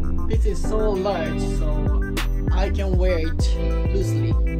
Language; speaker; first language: English; non-native, learner; Japanese